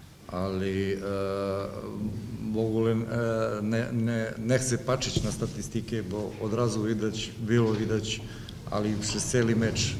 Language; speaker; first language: Polish; non-native, fluent; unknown